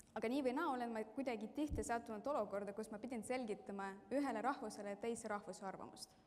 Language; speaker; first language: Estonian; non-native, local second language; Russian